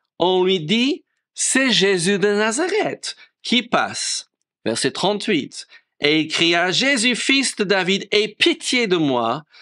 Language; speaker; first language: French; non-native, fluent; English